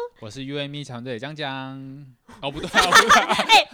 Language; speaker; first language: Chinese; native; Chinese